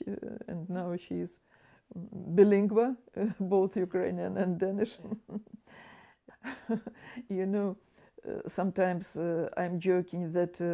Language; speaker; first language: English; non-native, fluent; Ukrainian